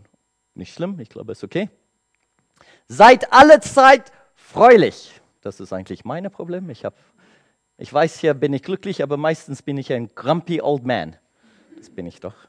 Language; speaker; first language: German; non-native, learner; English